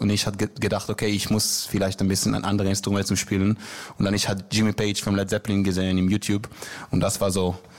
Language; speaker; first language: German; non-native, learner; Hebrew